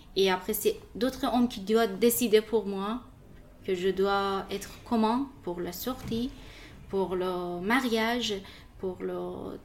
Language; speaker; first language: French; non-native, learner; Persian